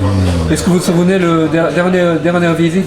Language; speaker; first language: French; non-native, learner; Japanese